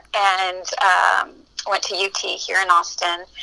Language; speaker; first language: English; early bilingual, other home language; Spanish